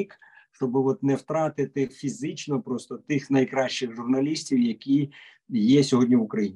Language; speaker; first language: Ukrainian; native; Ukrainian